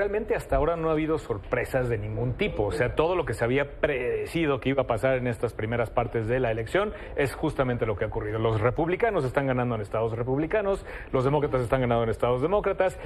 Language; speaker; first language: Spanish; native; Spanish